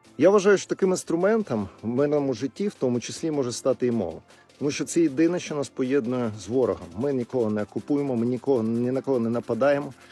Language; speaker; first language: Ukrainian; non-native, local second language; Russian